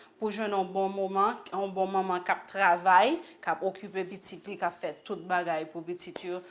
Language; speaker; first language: Haitian Creole; native; Haitian Creole